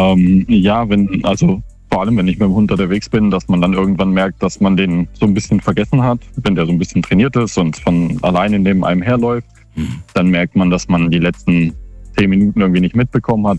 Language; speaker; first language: German; native; German